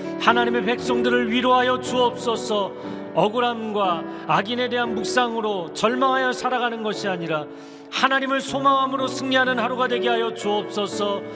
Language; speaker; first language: Korean; native; Korean